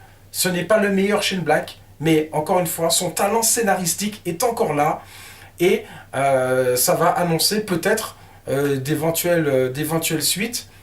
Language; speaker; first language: French; native; French